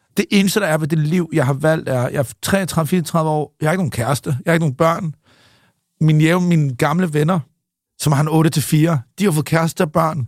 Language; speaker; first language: Danish; early bilingual, other home language; English